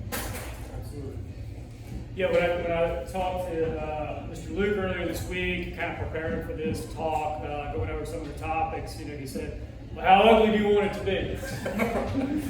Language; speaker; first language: English; native; English